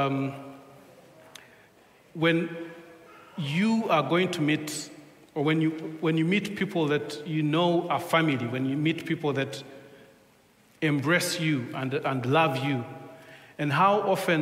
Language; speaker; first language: English; non-native, local second language; Ganda